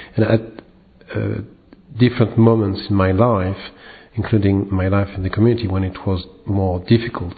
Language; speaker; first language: English; non-native, fluent; French